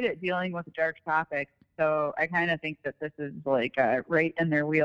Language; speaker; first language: English; native; English